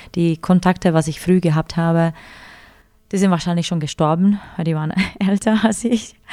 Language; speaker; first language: German; non-native, fluent; Czech